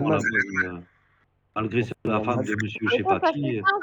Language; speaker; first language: French; native; French